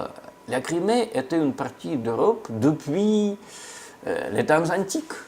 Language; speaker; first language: French; non-native, fluent; Russian